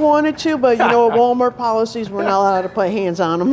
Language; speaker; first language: English; native; English